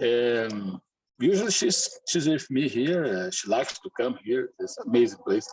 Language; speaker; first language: English; non-native, learner; Portuguese